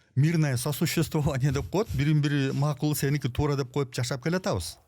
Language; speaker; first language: Russian; non-native, local second language; Kyrgyz